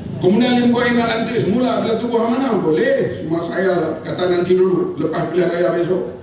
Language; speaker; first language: Malay; native; Malay